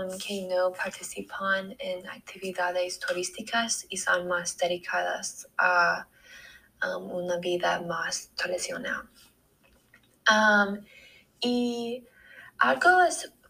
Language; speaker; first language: Spanish; non-native, learner; English